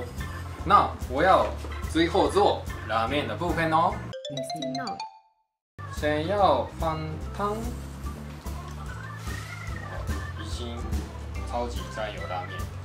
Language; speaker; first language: Chinese; non-native, fluent; Japanese